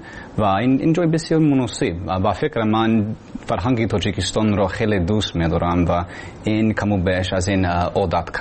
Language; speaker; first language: Persian; non-native, learner; English